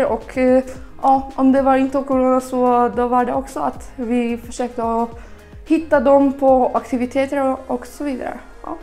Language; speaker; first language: Swedish; early bilingual, other home language; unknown